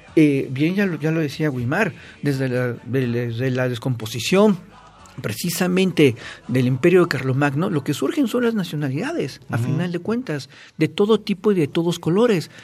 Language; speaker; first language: Spanish; native; Spanish